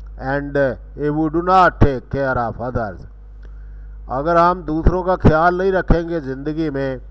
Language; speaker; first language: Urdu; non-native, local second language; Punjabi